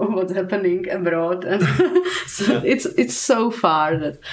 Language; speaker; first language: English; non-native, fluent; Czech